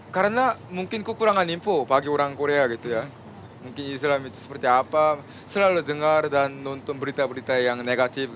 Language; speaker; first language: Malay; non-native, fluent; Korean